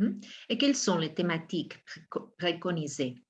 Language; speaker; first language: French; non-native, fluent; Spanish